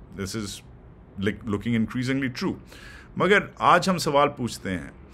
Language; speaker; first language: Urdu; native; Urdu